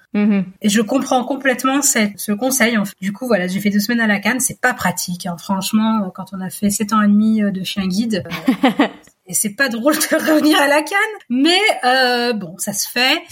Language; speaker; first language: French; native; French